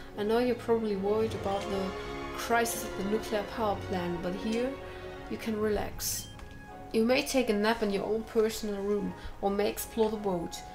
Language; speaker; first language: English; non-native, fluent; German